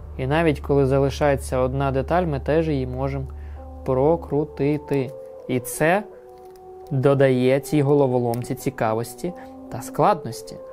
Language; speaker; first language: Ukrainian; non-native, local second language; Russian